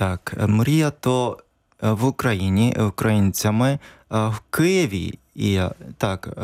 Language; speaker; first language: Ukrainian; non-native, learner; Japanese